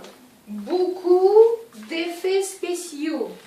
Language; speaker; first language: French; non-native, fluent; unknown